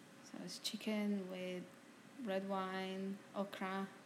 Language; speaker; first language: English; non-native, fluent; Romanian